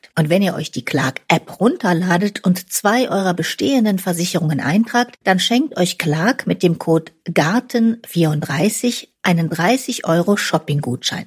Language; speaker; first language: German; native; German